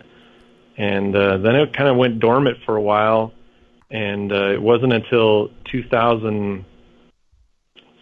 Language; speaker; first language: English; native; English